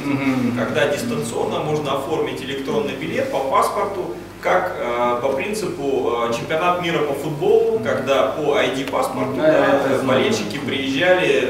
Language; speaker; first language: Russian; native; Russian